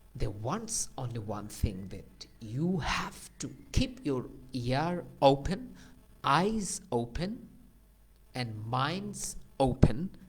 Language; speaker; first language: English; non-native, local second language; Bangla